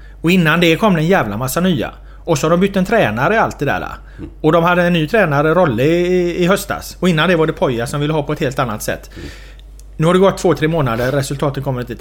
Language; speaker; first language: Swedish; native; Swedish